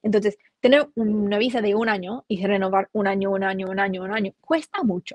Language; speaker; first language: Spanish; non-native, fluent; English